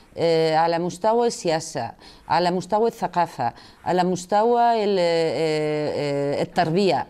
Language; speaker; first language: Arabic; non-native, fluent; Spanish